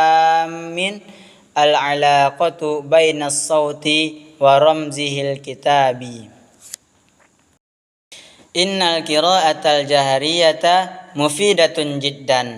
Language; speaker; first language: Arabic; non-native, learner; Indonesian